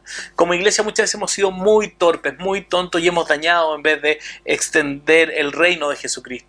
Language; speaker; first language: Spanish; native; Spanish